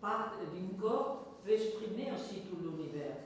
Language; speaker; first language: French; non-native, fluent; Spanish